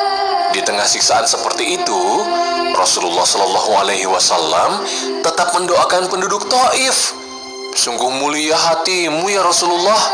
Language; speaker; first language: Indonesian; native; Indonesian